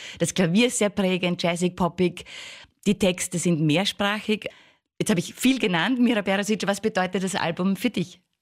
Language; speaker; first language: German; native; German